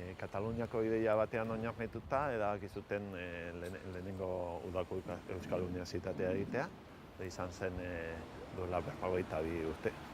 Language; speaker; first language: Basque; non-native, local second language; Spanish